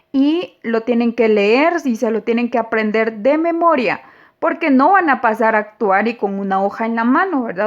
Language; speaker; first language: Spanish; native; Spanish